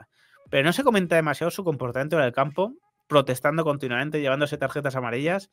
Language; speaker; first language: Spanish; native; Spanish